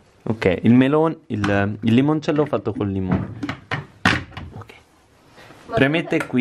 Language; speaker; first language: Italian; native; Italian